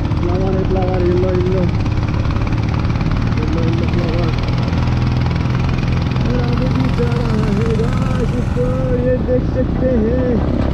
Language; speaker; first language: Hindi; non-native, local second language; Bodo